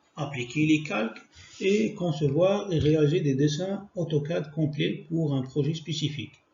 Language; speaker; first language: French; non-native, local second language; Arabic